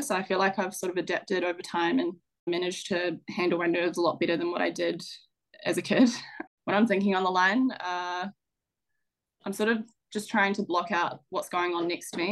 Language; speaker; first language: English; native; English